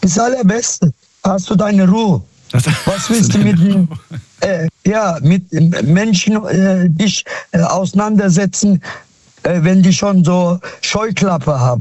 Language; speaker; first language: German; non-native, fluent; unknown